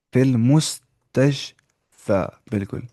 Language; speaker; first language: Arabic; non-native, fluent; Urdu